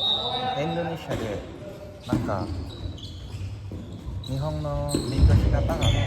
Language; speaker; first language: Japanese; non-native, learner; Indonesian